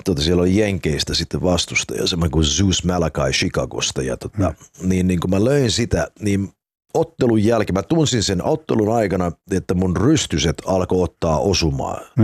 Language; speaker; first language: Finnish; early bilingual, heritage; Finnish